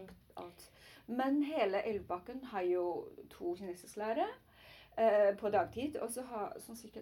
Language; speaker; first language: Norwegian; non-native, learner; Chinese